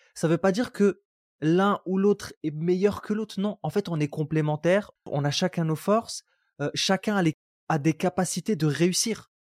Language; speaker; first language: French; non-native, local second language; Arabic